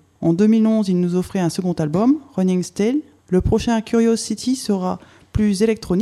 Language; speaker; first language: French; native; French